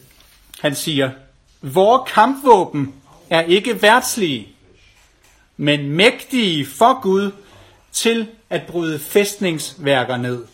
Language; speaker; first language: Danish; native; Danish